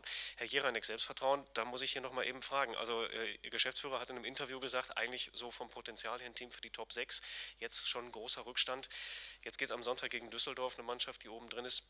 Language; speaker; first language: German; native; German